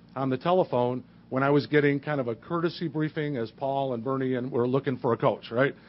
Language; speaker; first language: English; native; English